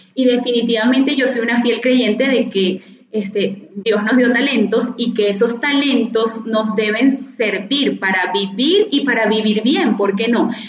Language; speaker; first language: Spanish; native; Spanish